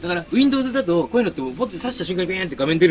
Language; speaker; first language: Japanese; native; Japanese